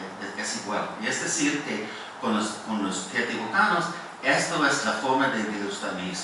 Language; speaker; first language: Spanish; non-native, fluent; English